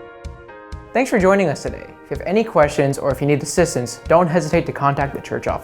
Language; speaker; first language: English; native; English